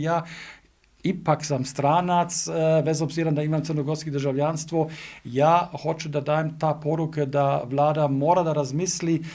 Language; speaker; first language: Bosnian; non-native, learner; German